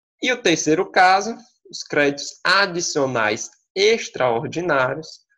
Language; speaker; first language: Portuguese; native; Portuguese